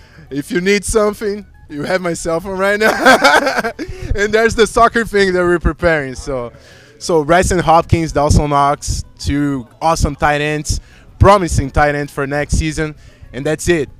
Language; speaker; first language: English; non-native, fluent; Portuguese